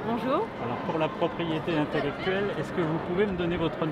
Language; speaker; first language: French; native; French